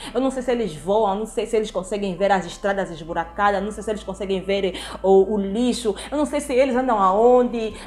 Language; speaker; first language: Portuguese; native; Portuguese